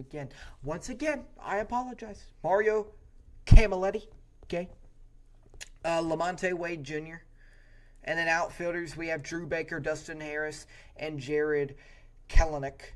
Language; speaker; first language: English; native; English